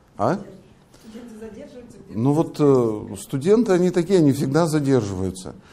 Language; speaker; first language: Russian; native; Russian